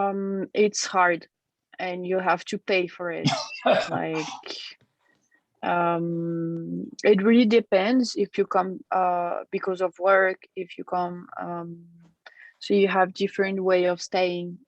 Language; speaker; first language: English; non-native, fluent; French